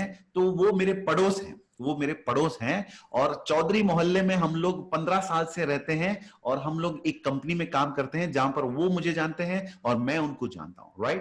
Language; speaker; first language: Hindi; native; Hindi